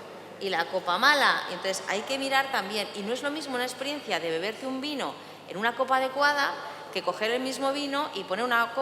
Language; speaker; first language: Spanish; native; Spanish